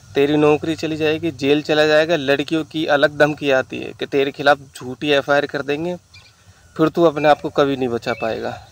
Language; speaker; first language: Hindi; native; Hindi